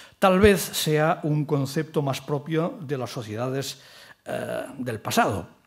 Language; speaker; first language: Spanish; non-native, local second language; Catalan